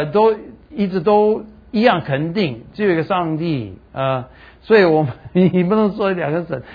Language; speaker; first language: Chinese; non-native, fluent; English